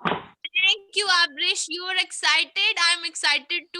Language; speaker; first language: English; non-native, fluent; Urdu